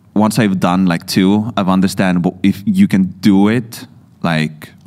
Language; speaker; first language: English; non-native, fluent; Estonian